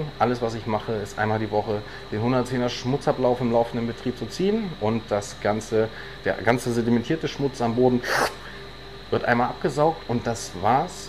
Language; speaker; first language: German; native; German